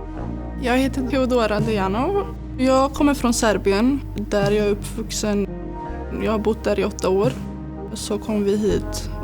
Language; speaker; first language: Swedish; early bilingual, other home language; Serbian